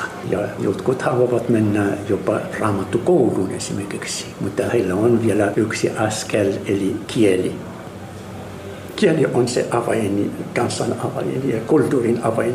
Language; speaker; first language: Finnish; non-native, fluent; Arabic